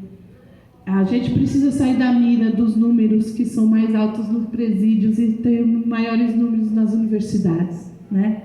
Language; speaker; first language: Portuguese; native; Portuguese